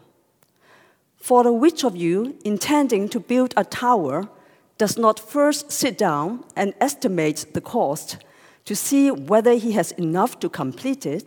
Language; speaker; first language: English; non-native, local second language; Cantonese